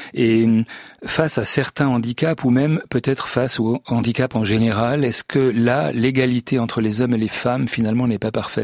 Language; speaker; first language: French; native; French